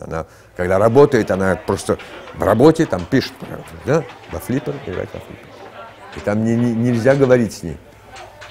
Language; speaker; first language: Russian; early bilingual, heritage; Russian